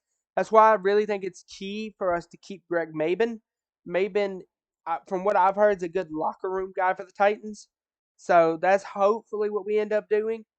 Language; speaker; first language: English; native; English